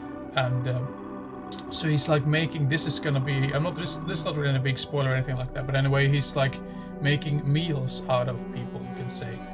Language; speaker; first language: English; non-native, fluent; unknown